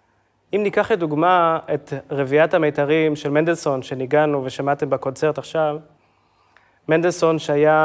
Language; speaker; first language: Hebrew; native; Hebrew